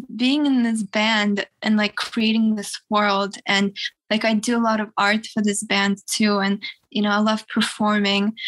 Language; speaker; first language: English; early bilingual, other home language; Russian